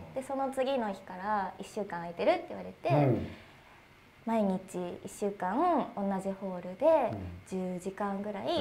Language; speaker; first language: Japanese; native; Japanese